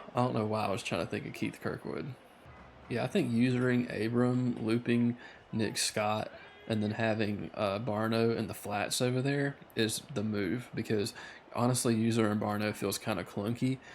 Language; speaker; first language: English; native; English